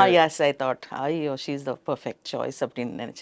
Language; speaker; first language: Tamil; non-native, local second language; Telugu